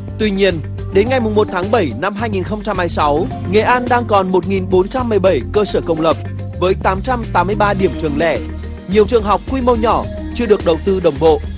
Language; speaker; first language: Vietnamese; native; Vietnamese